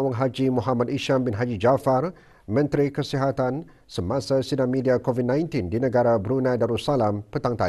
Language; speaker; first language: Malay; native; Malay